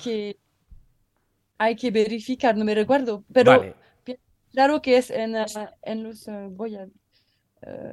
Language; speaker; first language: Spanish; non-native, learner; French